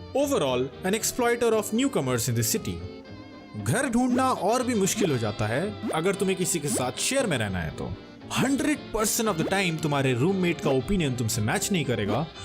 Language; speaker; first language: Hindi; non-native, local second language; Bangla